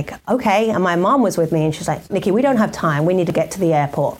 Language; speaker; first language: English; native; English